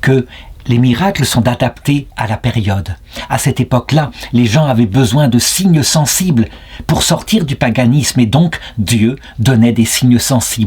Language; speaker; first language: French; native; French